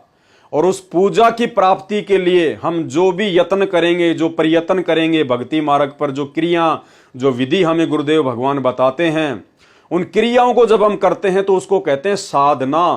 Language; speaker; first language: Hindi; native; Hindi